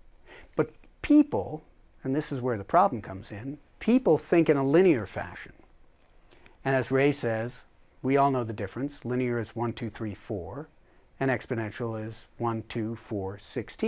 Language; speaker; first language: English; native; English